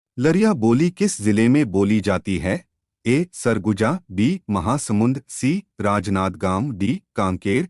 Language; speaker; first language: Hindi; native; Hindi